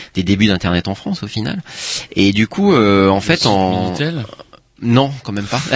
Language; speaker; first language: French; native; French